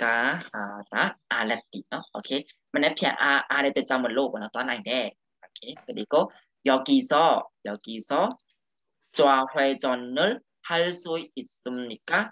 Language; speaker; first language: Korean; non-native, fluent; Burmese